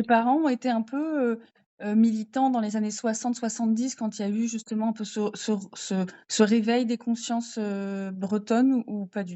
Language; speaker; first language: French; native; French